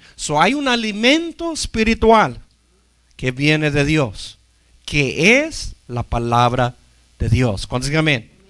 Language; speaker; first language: Spanish; non-native, fluent; English